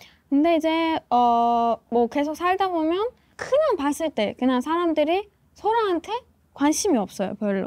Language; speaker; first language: Korean; non-native, fluent; Persian